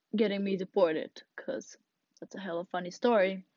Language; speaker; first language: English; non-native, fluent; Russian